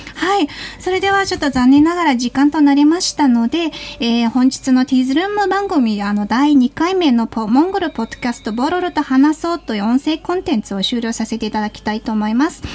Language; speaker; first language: Japanese; non-native, fluent; Mongolian